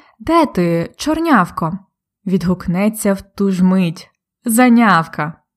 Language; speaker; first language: Ukrainian; native; Ukrainian